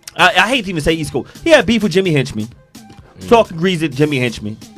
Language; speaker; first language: English; native; English